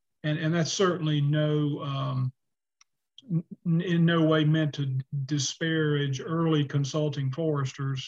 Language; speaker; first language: English; native; English